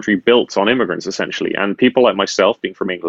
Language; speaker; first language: English; native; English